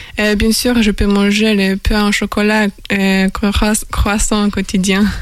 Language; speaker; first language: French; non-native, fluent; Polish